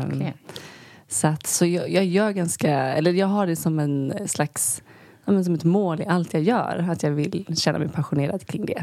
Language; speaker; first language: Swedish; native; Swedish